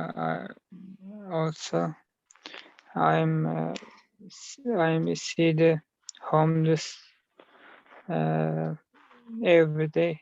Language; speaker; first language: English; non-native, learner; Turkish